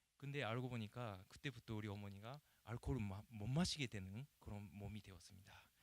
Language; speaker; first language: Korean; non-native, fluent; Japanese